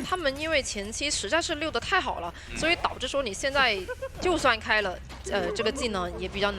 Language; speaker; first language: Chinese; native; Chinese